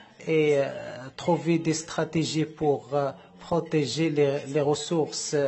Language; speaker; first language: French; non-native, learner; Arabic